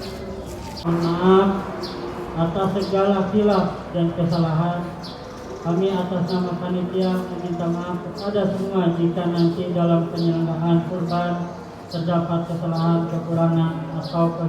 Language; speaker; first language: Indonesian; native; Indonesian